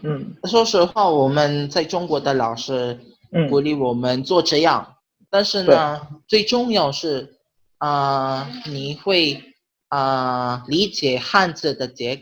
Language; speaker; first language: Chinese; non-native, learner; Filipino